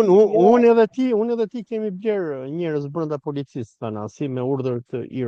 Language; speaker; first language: Albanian; native; Albanian